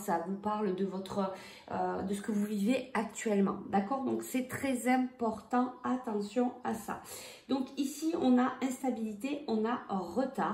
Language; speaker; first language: French; native; French